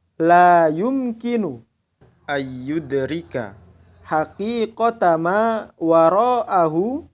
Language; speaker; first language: Arabic; non-native, fluent; Indonesian